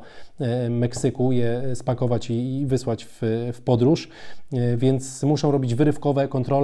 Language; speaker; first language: Polish; native; Polish